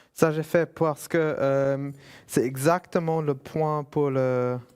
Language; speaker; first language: French; non-native, fluent; German